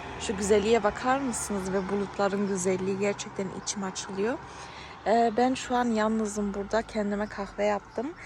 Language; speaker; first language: Turkish; early bilingual, heritage; Turkish